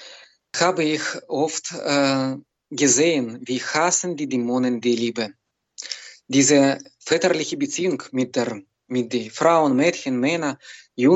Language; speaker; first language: German; non-native, learner; Belarusian